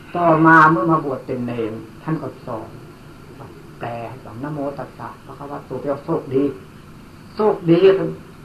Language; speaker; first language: Thai; native; Thai